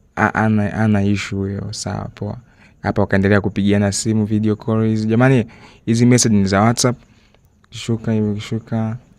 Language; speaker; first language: Swahili; native; Swahili